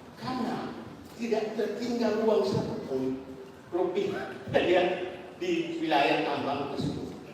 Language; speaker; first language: Indonesian; non-native, local second language; Buginese